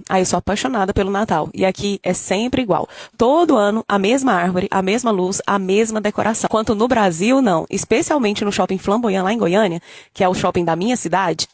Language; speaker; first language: Portuguese; native; Portuguese